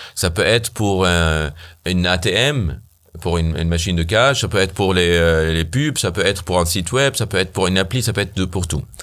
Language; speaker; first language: French; non-native, fluent; Arabic